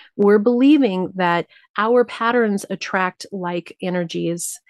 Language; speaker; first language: English; native; English